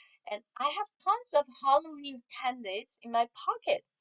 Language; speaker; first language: English; non-native, fluent; Korean